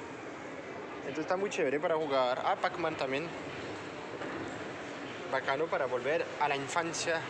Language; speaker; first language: Spanish; non-native, fluent; French